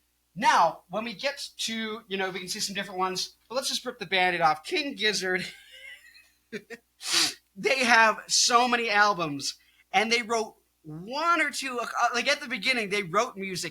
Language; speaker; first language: English; native; English